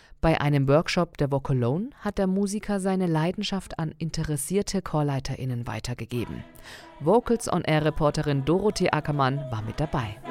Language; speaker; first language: German; native; German